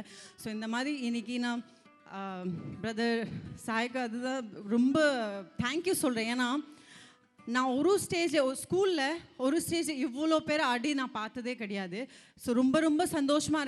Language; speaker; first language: Tamil; non-native, fluent; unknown